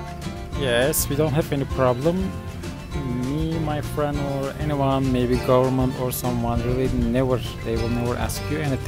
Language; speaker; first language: English; non-native, fluent; Turkish